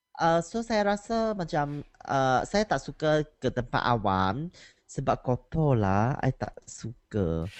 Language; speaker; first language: Malay; non-native, local second language; Chinese